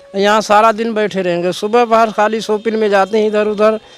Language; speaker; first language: Hindi; native; Hindi